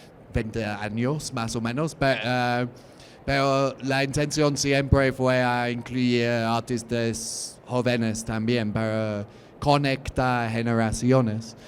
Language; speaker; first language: Spanish; non-native, learner; English